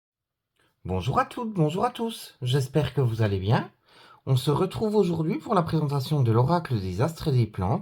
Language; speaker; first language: French; native; French